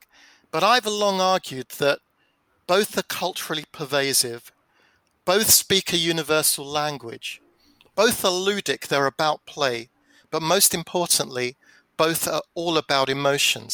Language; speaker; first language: English; native; English